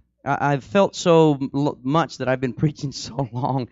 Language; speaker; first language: English; early bilingual, other home language; Spanish